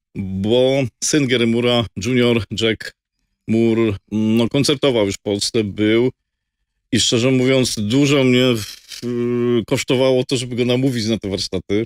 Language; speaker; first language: Polish; native; Polish